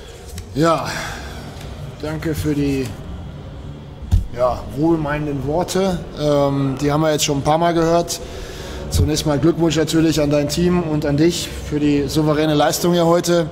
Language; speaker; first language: German; native; German